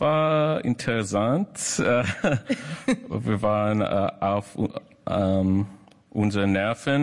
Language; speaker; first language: German; non-native, fluent; English